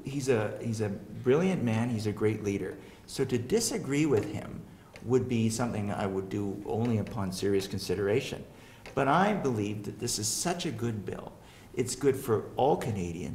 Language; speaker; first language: English; native; English